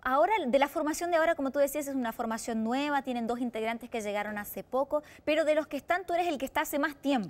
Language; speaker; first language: Spanish; native; Spanish